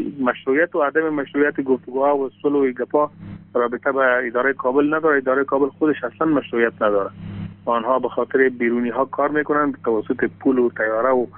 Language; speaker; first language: Persian; non-native, local second language; Pashto